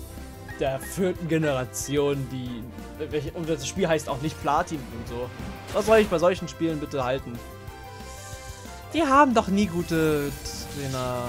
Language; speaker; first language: German; native; German